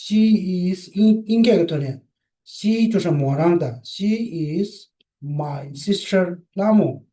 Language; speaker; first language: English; non-native, learner; Tibetan